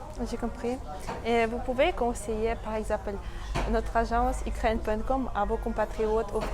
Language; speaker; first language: French; non-native, fluent; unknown